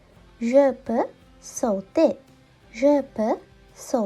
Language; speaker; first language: French; non-native, fluent; Sinhala